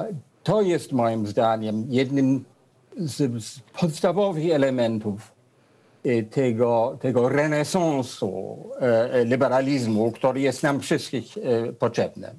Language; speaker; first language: Polish; non-native, fluent; English